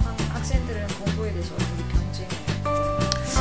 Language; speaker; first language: Korean; non-native, learner; Turkish